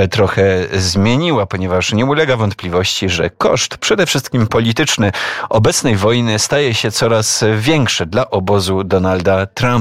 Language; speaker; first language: Polish; native; Polish